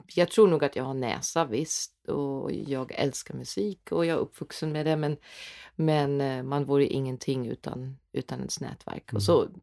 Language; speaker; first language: Swedish; non-native, fluent; German